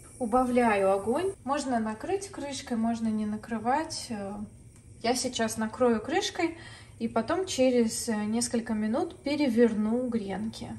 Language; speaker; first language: Russian; native; Russian